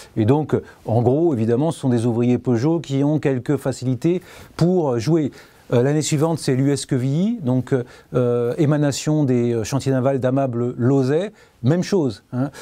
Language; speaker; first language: French; native; French